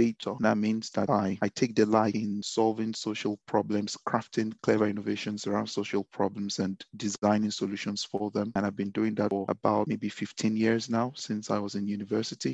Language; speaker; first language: English; non-native, local second language; Yoruba